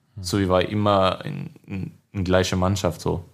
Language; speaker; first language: German; non-native, learner; Swedish